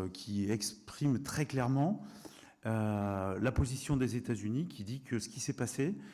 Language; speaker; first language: French; native; French